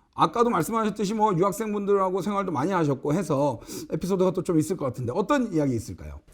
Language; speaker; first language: Korean; native; Korean